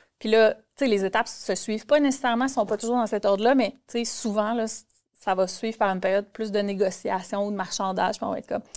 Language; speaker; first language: French; native; French